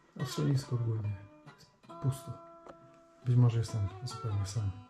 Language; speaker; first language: Polish; native; Polish